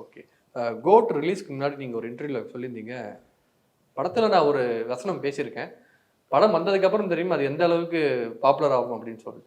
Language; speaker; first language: Tamil; native; Tamil